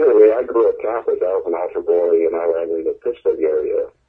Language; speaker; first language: English; native; English